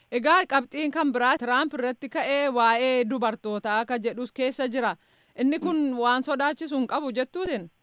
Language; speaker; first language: Oromo; native; Oromo